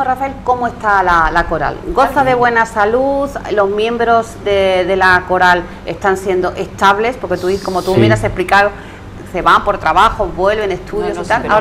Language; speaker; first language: Spanish; native; Spanish